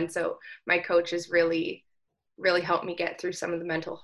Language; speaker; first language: English; native; English